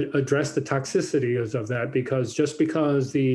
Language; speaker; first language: English; native; English